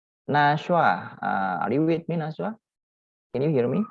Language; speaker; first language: English; non-native, learner; Indonesian